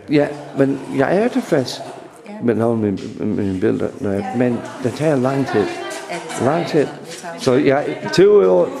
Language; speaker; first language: Danish; non-native, learner; English